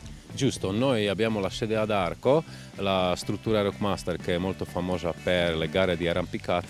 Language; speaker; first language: Italian; non-native, fluent; Czech